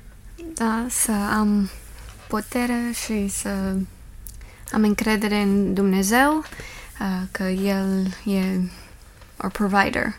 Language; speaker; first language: Romanian; early bilingual, heritage; Romanian